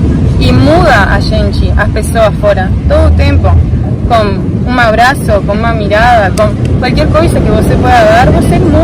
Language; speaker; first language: Portuguese; non-native, learner; Spanish